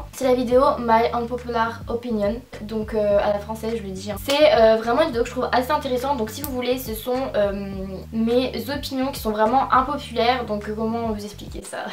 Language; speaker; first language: French; native; French